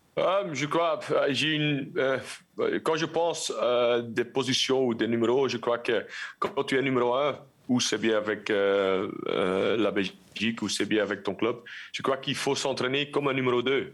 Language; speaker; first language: French; non-native, local second language; Dutch